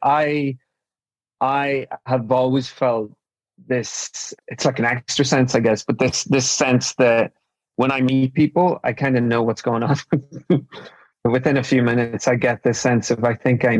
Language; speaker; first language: English; native; English